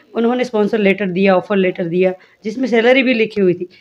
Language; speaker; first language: Hindi; non-native, local second language; Gujarati